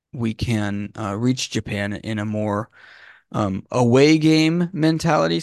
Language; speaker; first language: English; native; English